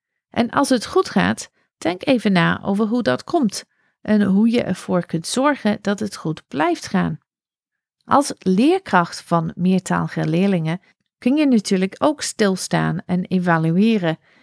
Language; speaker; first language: Dutch; non-native, fluent; English